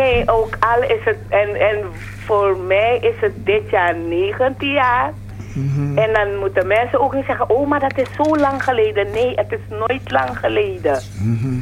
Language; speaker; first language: Dutch; non-native, fluent; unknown